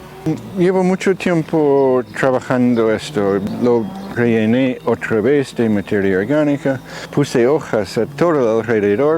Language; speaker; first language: Spanish; non-native, fluent; English